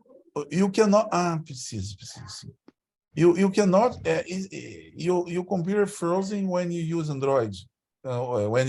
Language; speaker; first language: English; non-native, learner; Portuguese